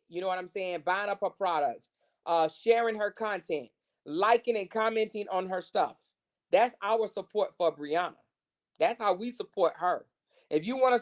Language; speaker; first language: English; native; English